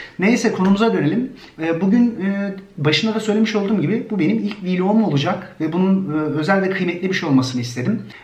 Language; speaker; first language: Turkish; native; Turkish